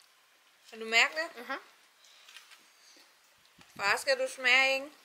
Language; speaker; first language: Danish; non-native, learner; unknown